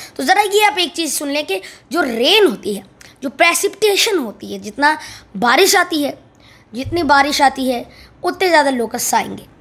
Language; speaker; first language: Urdu; non-native, local second language; Punjabi